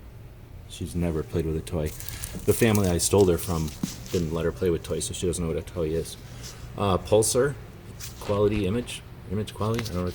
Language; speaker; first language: English; native; English